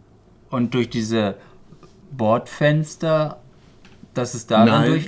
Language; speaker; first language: German; native; German